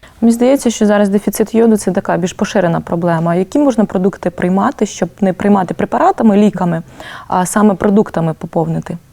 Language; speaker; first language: Ukrainian; native; Ukrainian